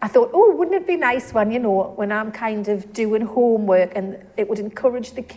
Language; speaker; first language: English; native; English